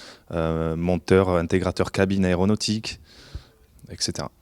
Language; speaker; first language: French; native; French